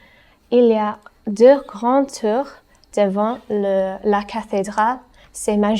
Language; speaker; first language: French; non-native, learner; English